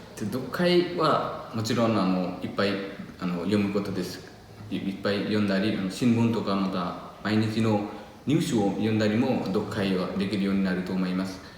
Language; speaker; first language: Japanese; non-native, learner; Nepali